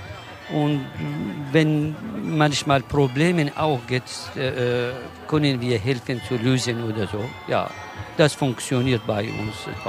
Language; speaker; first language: German; non-native, learner; Kurdish